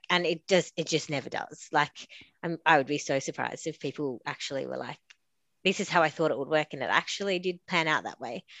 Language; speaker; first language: English; native; English